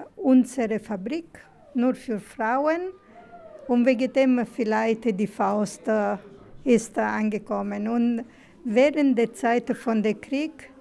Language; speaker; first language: German; non-native, learner; Italian